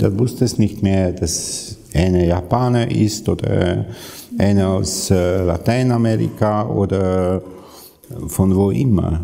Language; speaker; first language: German; non-native, fluent; Hungarian